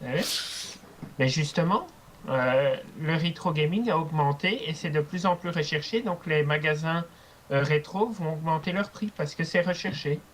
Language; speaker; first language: French; native; French